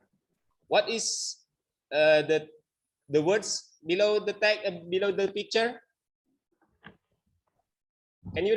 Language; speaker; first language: English; non-native, learner; Indonesian